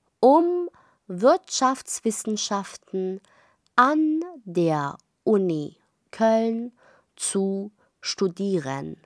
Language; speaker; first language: German; non-native, fluent; Persian